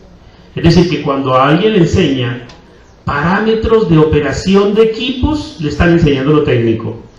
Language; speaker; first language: Spanish; native; Spanish